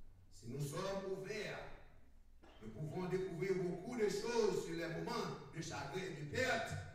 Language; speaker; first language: French; native; French